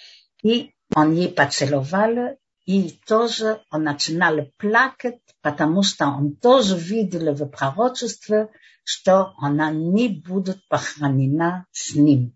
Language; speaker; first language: Russian; early bilingual, heritage; Russian